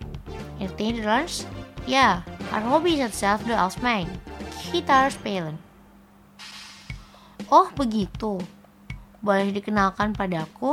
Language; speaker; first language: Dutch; non-native, learner; Indonesian